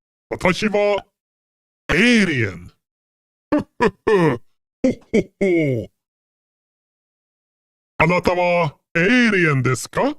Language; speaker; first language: Japanese; non-native, learner; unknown